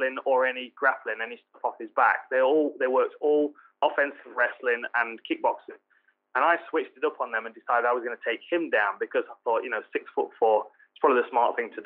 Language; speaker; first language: English; native; English